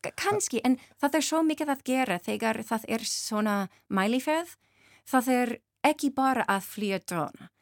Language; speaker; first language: Icelandic; non-native, learner; English